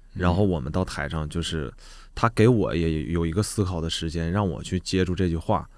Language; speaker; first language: Chinese; native; Chinese